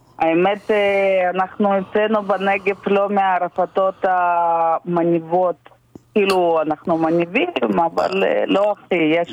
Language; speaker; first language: Hebrew; non-native, fluent; Russian